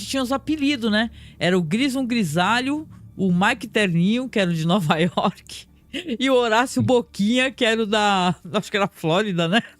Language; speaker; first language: Portuguese; native; Portuguese